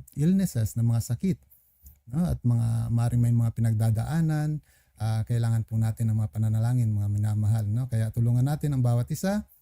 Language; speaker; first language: Filipino; native; Filipino